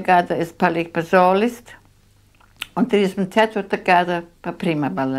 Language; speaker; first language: Latvian; non-native, local second language; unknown